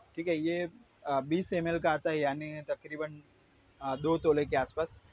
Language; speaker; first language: Hindi; non-native, local second language; Gujarati